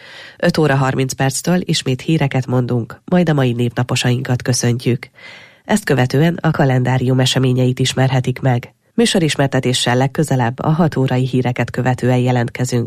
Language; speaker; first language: Hungarian; native; Hungarian